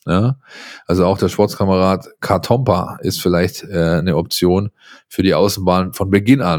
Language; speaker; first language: German; native; German